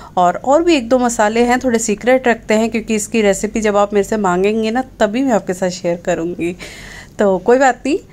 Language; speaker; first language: Hindi; non-native, local second language; Punjabi